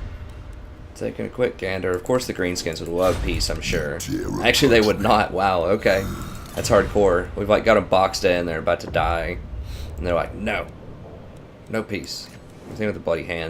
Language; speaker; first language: English; native; English